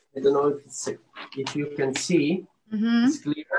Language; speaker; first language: English; non-native, learner; Arabic